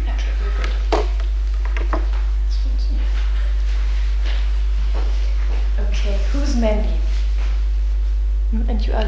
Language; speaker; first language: English; non-native, fluent; German